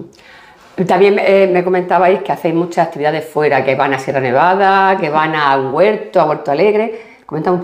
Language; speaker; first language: Spanish; native; Spanish